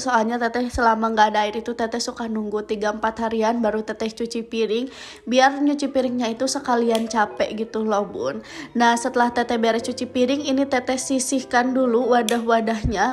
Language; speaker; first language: Indonesian; non-native, local second language; Sundanese